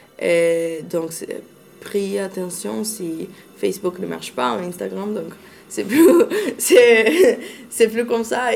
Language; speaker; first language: French; non-native, learner; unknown